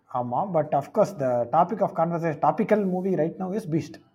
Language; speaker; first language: English; non-native, local second language; Tamil